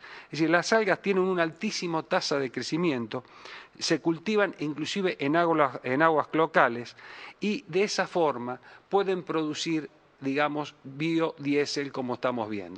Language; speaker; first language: Spanish; native; Spanish